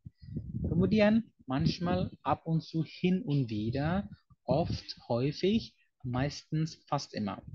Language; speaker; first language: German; non-native, fluent; Indonesian